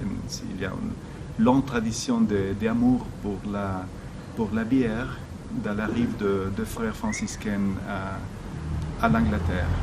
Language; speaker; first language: French; non-native, fluent; Spanish